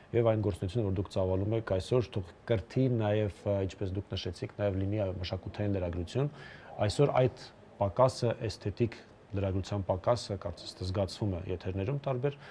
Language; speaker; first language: Armenian; native; Armenian